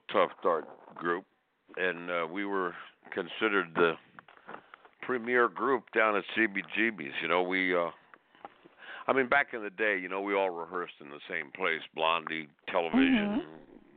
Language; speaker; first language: English; native; English